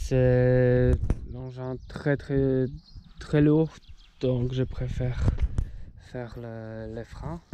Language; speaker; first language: French; non-native, fluent; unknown